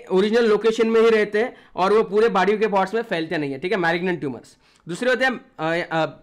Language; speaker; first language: Hindi; non-native, local second language; Marathi